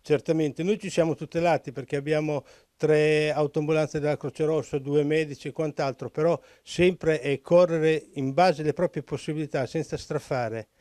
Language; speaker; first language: Italian; native; Italian